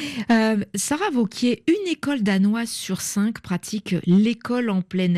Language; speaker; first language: French; native; French